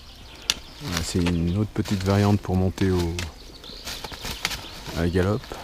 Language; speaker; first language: French; native; French